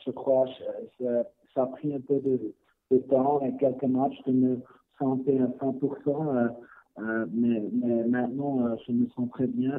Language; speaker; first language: French; non-native, learner; Swiss German